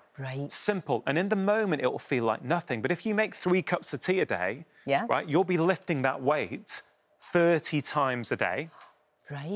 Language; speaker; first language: English; native; English